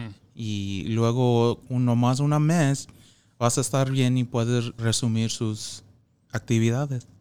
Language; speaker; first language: Spanish; non-native, fluent; English